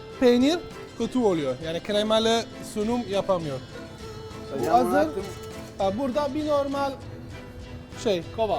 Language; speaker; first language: Turkish; non-native, fluent; Italian